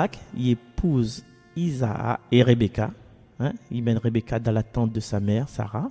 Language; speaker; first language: French; non-native, local second language; Malagasy